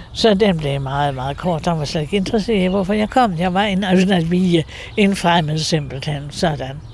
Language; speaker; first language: Danish; native; Danish